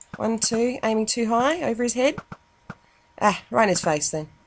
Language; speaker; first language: English; native; English